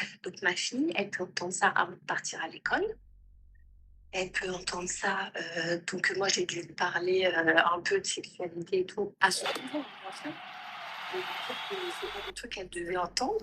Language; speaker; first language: French; native; French